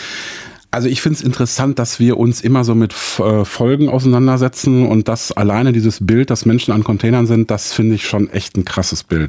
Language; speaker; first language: German; native; German